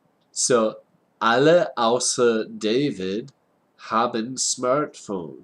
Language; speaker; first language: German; non-native, fluent; English